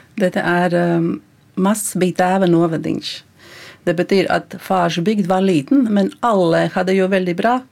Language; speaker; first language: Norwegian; non-native, fluent; Latvian